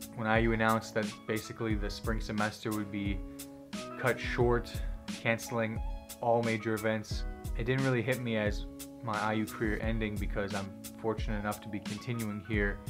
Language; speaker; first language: English; native; English